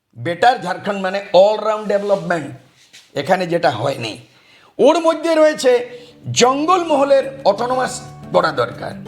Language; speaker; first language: Bangla; non-native, local second language; Santali